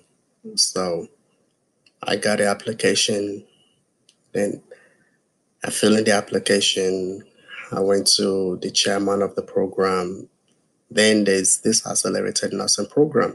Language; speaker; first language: English; non-native, local second language; Yoruba